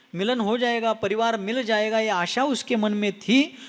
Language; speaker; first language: Hindi; non-native, local second language; Marathi